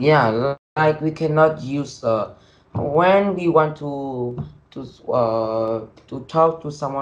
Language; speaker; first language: English; non-native, learner; Vietnamese